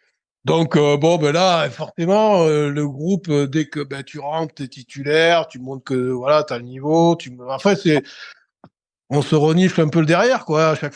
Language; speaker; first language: French; native; French